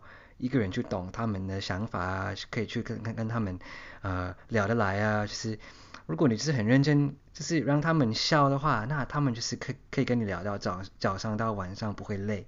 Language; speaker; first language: Chinese; early bilingual, heritage; English